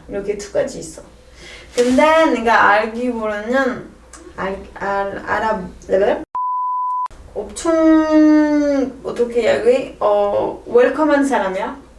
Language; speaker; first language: Korean; non-native, learner; French